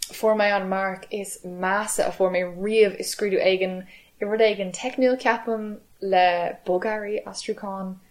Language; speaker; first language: Irish; non-native, local second language; English